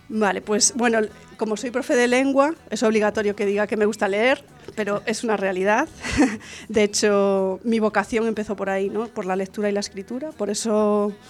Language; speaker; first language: Spanish; non-native, local second language; Galician